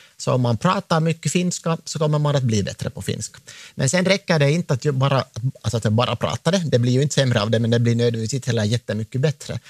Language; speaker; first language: Swedish; native; Swedish